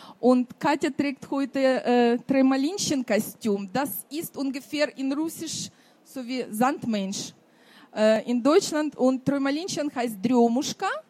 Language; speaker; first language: German; non-native, fluent; Russian